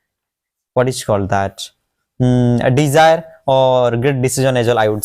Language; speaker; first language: English; non-native, local second language; Odia